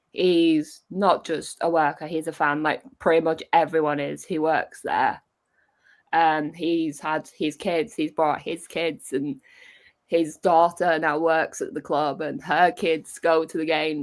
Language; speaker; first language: English; native; English